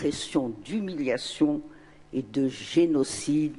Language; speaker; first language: French; non-native, local second language; Arabic